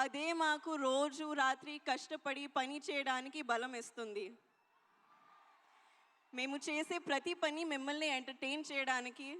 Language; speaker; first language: Telugu; non-native, learner; Hindi